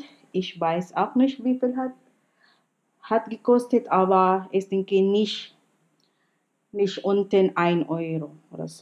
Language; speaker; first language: German; non-native, learner; Filipino